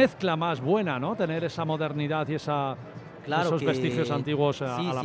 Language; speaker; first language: Spanish; native; Spanish